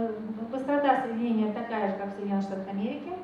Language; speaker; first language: Russian; native; Russian